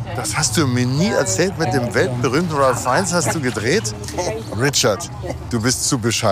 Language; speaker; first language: German; native; German